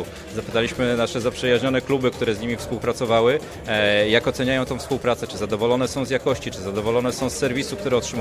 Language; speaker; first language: Polish; native; Polish